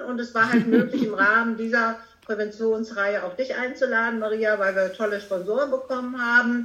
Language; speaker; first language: German; native; German